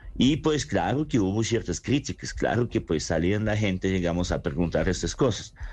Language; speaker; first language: Spanish; non-native, fluent; Russian